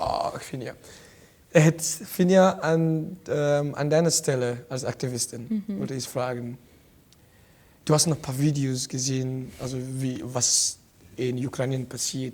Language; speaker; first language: German; non-native, fluent; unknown